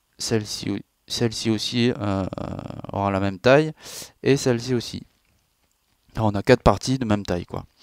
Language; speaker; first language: French; native; French